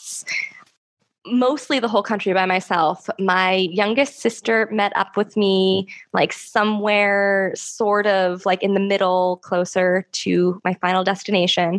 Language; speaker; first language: English; native; English